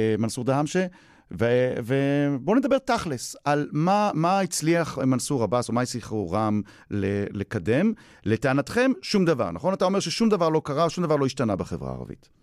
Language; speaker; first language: Hebrew; native; Hebrew